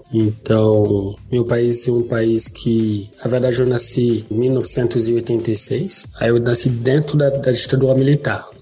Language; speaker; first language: Portuguese; non-native, fluent; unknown